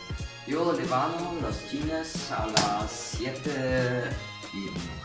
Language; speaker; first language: Spanish; non-native, learner; German